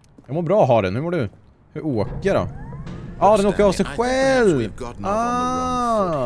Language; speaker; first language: Swedish; native; Swedish